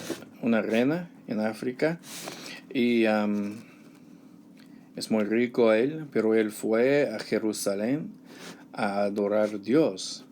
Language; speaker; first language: Spanish; non-native, learner; English